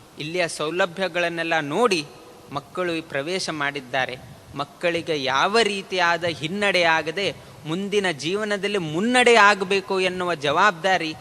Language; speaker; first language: Kannada; non-native, local second language; Konkani